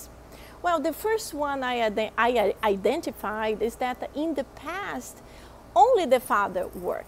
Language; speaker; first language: English; non-native, fluent; Portuguese